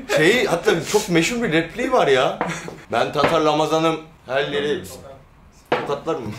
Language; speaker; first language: Turkish; non-native, fluent; Korean